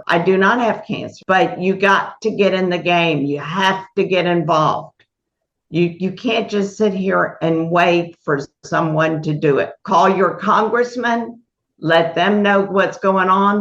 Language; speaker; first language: English; native; English